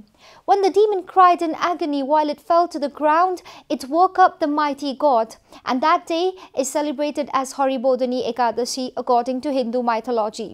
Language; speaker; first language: English; non-native, local second language; Nepali